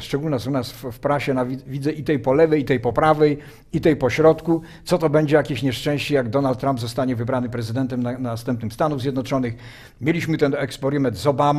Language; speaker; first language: Polish; native; Polish